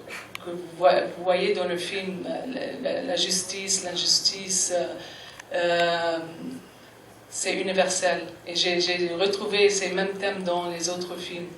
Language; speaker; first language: French; non-native, fluent; Arabic